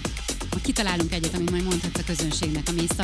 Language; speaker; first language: Hungarian; native; Hungarian